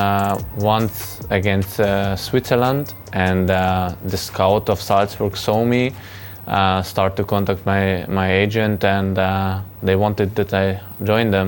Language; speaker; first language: English; non-native, fluent; Hungarian